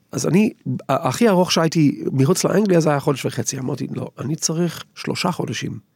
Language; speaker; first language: Hebrew; non-native, fluent; English